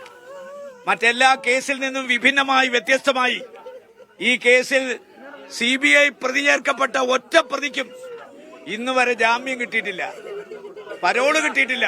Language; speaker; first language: Malayalam; native; Malayalam